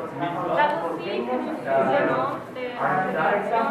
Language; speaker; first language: French; non-native, learner; Spanish